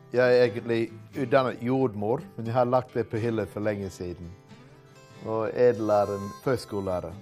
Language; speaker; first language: Norwegian; non-native, fluent; English